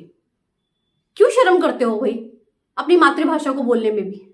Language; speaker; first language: Hindi; native; Hindi